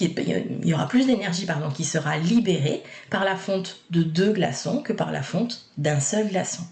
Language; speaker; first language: French; native; French